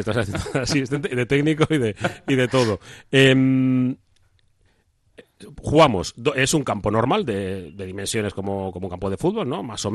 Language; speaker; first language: Spanish; native; Spanish